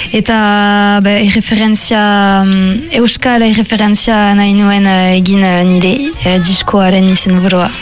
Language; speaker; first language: Basque; non-native, local second language; French